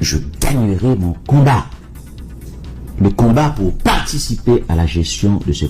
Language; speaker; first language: French; non-native, local second language; Haitian Creole